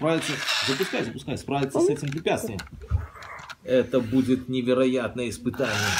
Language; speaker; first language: Russian; native; Russian